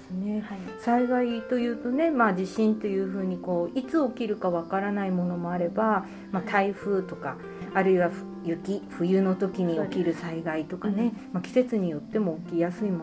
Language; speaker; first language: Japanese; native; Japanese